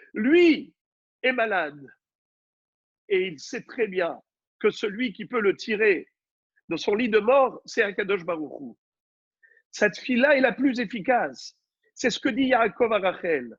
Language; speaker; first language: French; native; French